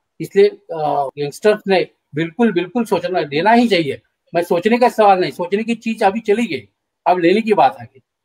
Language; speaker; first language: Hindi; non-native, local second language; Marathi